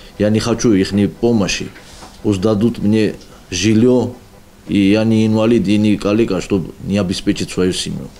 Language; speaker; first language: Russian; non-native, local second language; Georgian